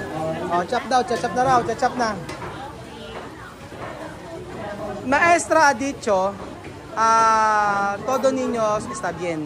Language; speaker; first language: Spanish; non-native, learner; Filipino